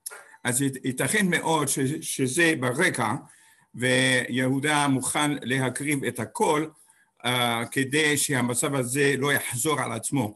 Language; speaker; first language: Hebrew; non-native, fluent; English